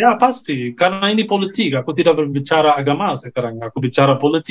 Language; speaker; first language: Indonesian; non-native, fluent; Arabic